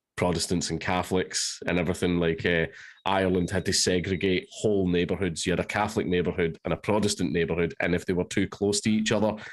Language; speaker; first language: English; native; English